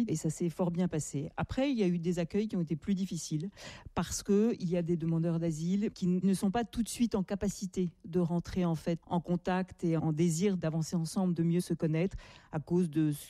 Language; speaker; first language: French; native; French